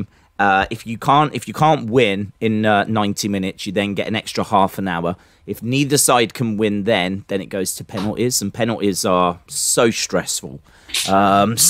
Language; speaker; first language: English; native; English